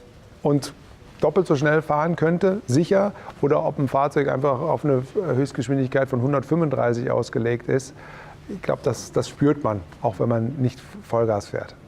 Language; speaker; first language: German; native; German